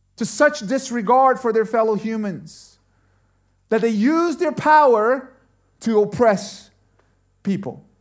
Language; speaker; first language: English; early bilingual, other home language; German